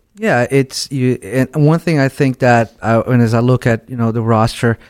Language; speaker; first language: English; non-native, fluent; Portuguese